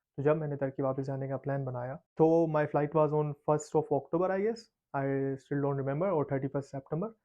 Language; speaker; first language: Urdu; native; Urdu